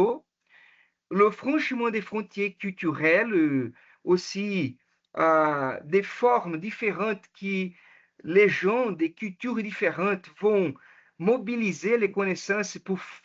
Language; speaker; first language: French; non-native, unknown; Portuguese